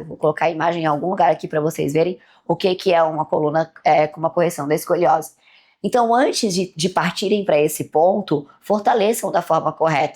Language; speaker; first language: Portuguese; native; Portuguese